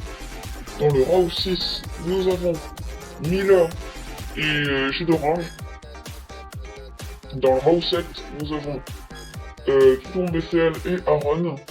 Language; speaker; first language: French; native; French